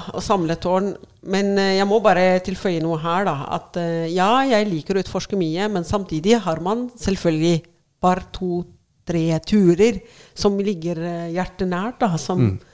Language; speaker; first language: Norwegian; non-native, fluent; Arabic